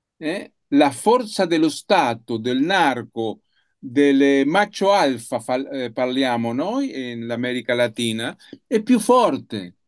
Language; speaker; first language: Italian; non-native, learner; Spanish